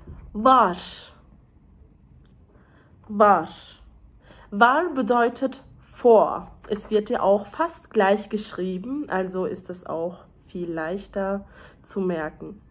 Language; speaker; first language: German; early bilingual, other home language; Turkish